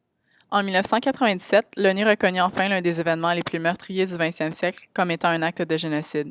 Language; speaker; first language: French; native; French